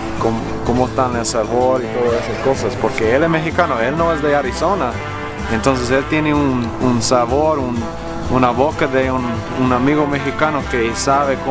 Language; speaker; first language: Spanish; non-native, fluent; English